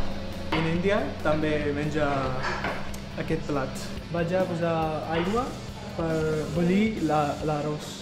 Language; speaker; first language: Catalan; non-native, learner; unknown